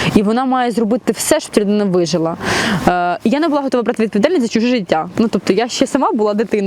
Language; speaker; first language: Ukrainian; non-native, local second language; Russian